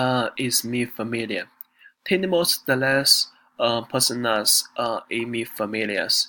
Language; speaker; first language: Spanish; non-native, learner; Chinese